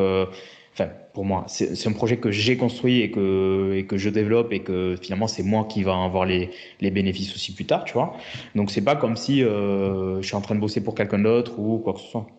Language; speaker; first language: French; native; French